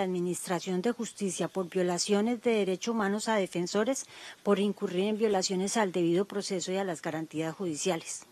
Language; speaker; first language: Spanish; native; Spanish